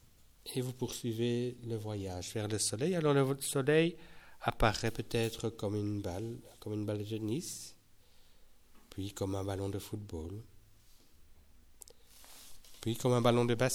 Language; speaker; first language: French; native; French